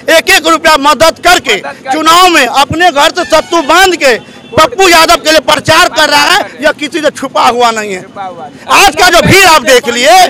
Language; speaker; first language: Hindi; native; Hindi